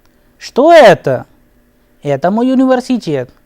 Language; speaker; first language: Russian; non-native, fluent; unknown